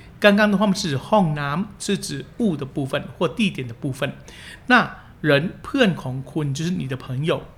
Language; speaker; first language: Chinese; early bilingual, heritage; Chinese